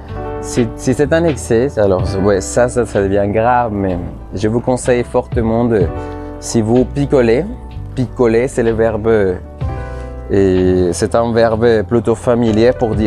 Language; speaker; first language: French; non-native, fluent; Spanish